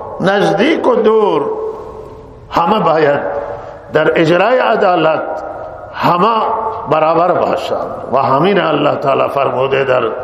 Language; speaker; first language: Persian; non-native, local second language; Baluchi